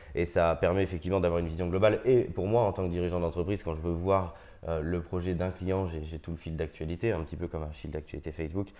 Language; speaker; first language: French; native; French